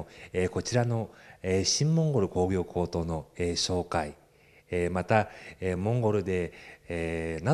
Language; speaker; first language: Japanese; non-native, fluent; Mongolian